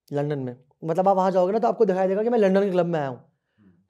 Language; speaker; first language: Hindi; native; Hindi